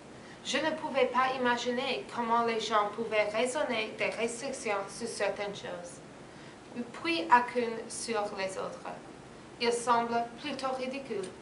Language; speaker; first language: French; non-native, learner; English